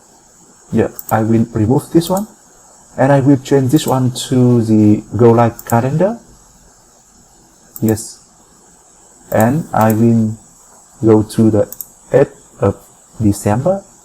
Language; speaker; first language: English; non-native, fluent; Vietnamese